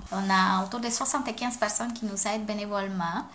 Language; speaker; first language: French; non-native, fluent; Spanish